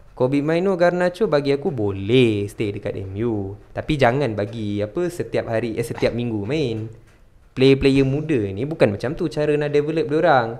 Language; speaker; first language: Malay; non-native, local second language; Tamil